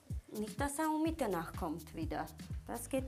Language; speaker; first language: German; non-native, learner; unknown